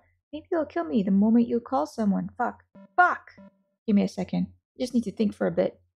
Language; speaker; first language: English; native; English